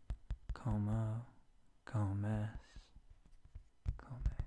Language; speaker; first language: Spanish; non-native, learner; English